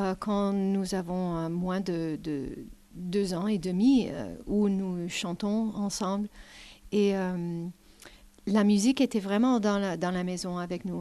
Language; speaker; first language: French; non-native, learner; English